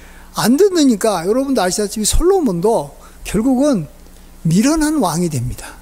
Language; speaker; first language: Korean; native; Korean